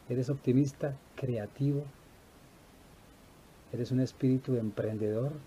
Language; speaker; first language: Spanish; native; Spanish